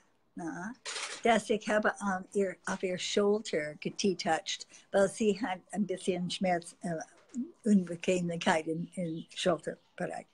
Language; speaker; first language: German; non-native, fluent; English